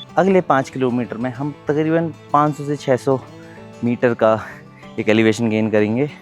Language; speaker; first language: Hindi; native; Hindi